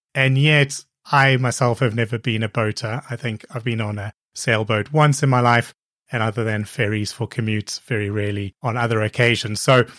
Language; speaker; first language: English; native; English